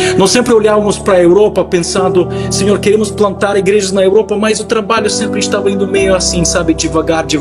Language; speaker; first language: Portuguese; non-native, fluent; Ukrainian